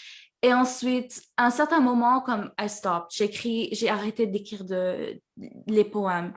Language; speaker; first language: French; early bilingual, heritage; French